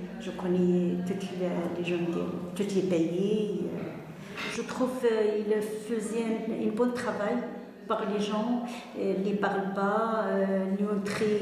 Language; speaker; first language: French; non-native, learner; Arabic